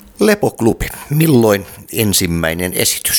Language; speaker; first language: Finnish; native; Finnish